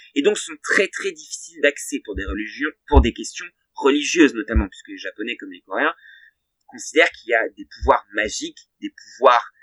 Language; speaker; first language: French; native; French